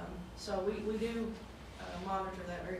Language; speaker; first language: English; native; English